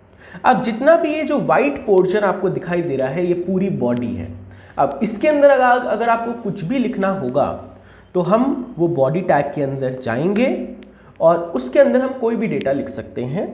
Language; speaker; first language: Hindi; native; Hindi